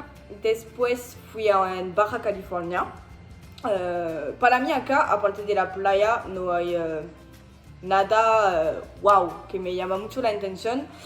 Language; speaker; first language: Spanish; non-native, learner; French